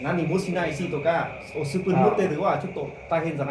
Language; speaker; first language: Japanese; non-native, learner; Vietnamese